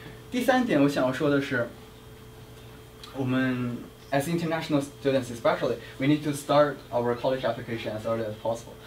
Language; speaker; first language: English; non-native, fluent; Chinese